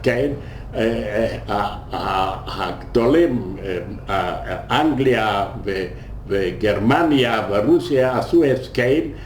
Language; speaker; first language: Hebrew; non-native, fluent; Yiddish